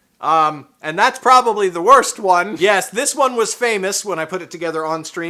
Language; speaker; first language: English; native; English